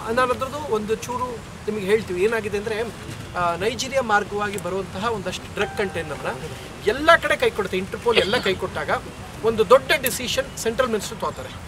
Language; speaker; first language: Kannada; native; Kannada